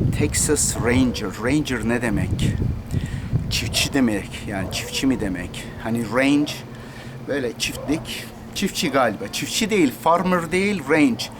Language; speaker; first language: Turkish; non-native, local second language; Kurdish